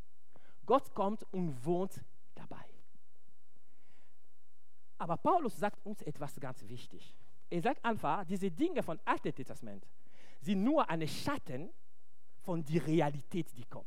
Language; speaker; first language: German; non-native, fluent; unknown